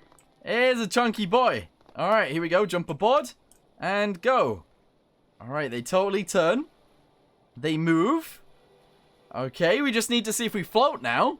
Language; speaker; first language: English; native; English